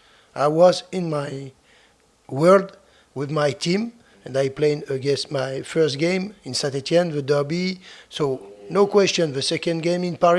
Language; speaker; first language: English; non-native, fluent; French